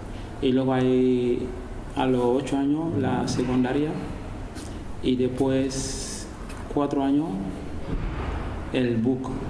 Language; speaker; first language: Spanish; non-native, learner; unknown